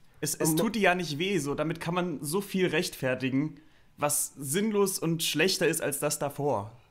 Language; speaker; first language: German; native; German